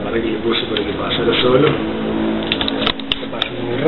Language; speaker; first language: Spanish; native; Spanish